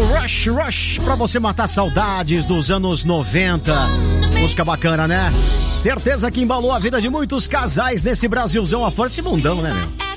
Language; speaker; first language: Portuguese; native; Portuguese